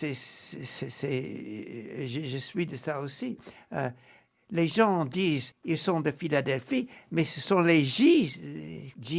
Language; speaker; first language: French; non-native, fluent; English